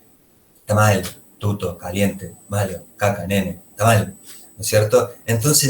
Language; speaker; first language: Spanish; native; Spanish